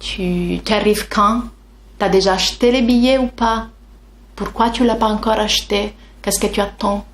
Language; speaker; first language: French; non-native, fluent; Italian